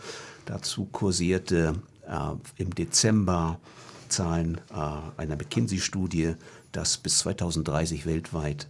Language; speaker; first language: German; native; German